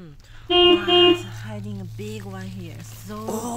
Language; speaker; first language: English; non-native, learner; Chinese